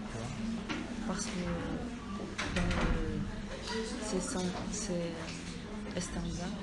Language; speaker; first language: French; non-native, learner; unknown